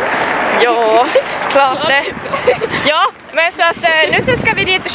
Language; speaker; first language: Swedish; native; Swedish